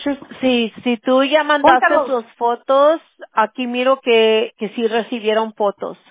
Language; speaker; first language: Spanish; early bilingual, other home language; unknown